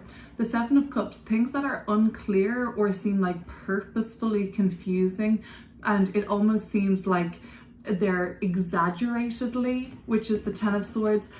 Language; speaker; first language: English; native; English